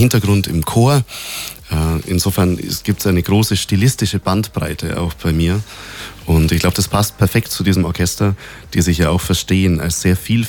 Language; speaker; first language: German; native; German